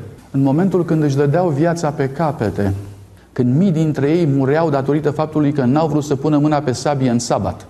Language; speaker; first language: Romanian; native; Romanian